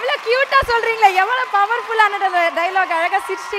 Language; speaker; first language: Tamil; native; Tamil